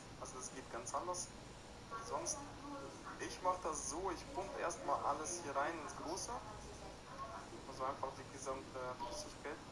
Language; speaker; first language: German; native; German